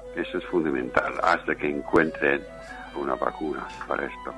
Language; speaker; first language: Spanish; non-native, fluent; English